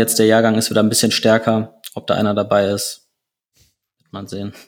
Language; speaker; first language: German; native; German